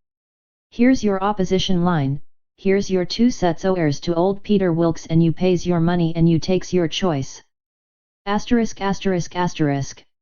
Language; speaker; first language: English; native; English